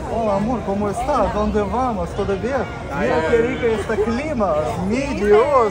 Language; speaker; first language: Spanish; non-native, learner; Russian